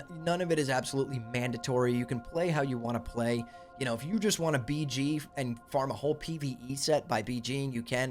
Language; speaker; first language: English; native; English